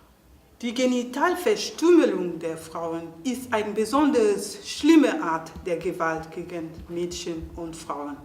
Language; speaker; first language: German; non-native, fluent; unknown